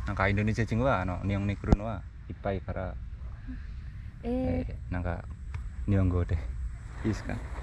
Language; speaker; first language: Japanese; non-native, learner; Indonesian